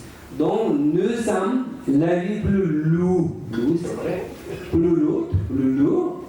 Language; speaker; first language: French; non-native, learner; Tibetan